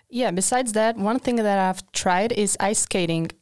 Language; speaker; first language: English; non-native, fluent; Portuguese